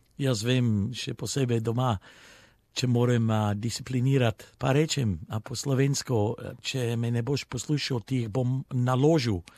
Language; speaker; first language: Slovenian; early bilingual, heritage; Slovenian